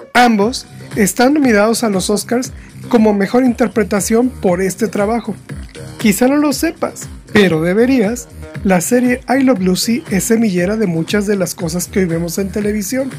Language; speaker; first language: Spanish; native; Spanish